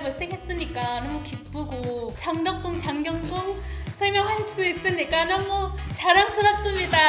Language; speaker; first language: Korean; non-native, learner; Vietnamese